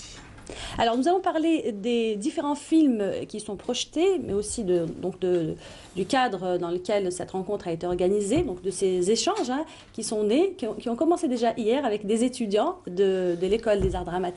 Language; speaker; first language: French; native; French